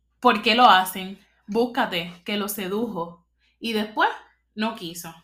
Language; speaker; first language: Spanish; native; Spanish